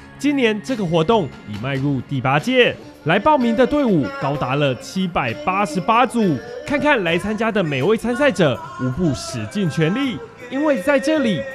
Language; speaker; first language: Chinese; native; Chinese